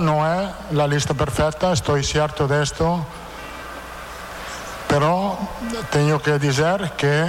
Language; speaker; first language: Portuguese; non-native, fluent; Italian